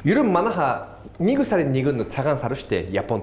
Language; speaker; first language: Mongolian; non-native, fluent; Japanese